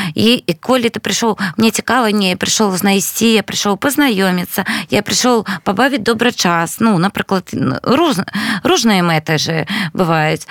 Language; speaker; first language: Belarusian; non-native, local second language; Russian